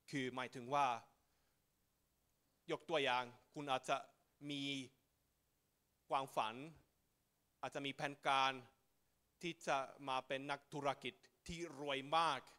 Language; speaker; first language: Thai; non-native, fluent; Finnish